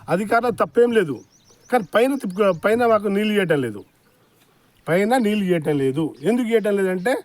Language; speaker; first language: Telugu; non-native, local second language; Lambadi